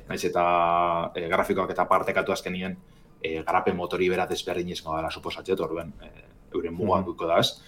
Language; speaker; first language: Basque; native; Basque